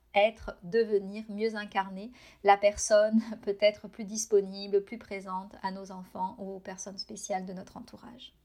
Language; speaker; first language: French; native; French